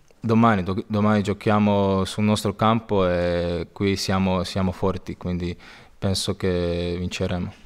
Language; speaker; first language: Italian; non-native, learner; Croatian